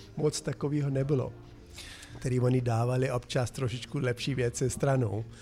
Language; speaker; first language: Czech; non-native, fluent; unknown